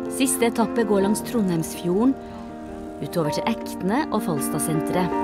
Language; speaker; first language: Norwegian; native; Norwegian